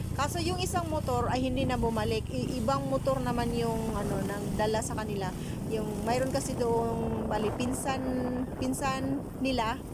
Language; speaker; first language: Filipino; non-native, local second language; Cebuano